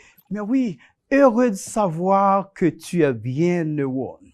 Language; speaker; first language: French; non-native, fluent; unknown